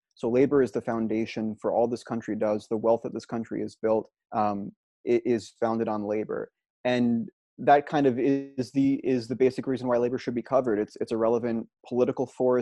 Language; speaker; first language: English; native; English